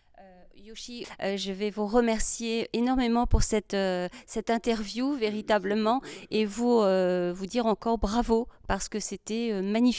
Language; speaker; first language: French; native; French